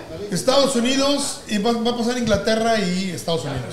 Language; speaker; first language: Spanish; native; Spanish